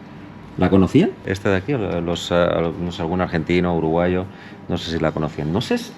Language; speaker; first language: Spanish; native; Spanish